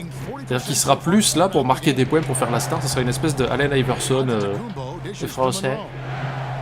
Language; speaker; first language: French; native; French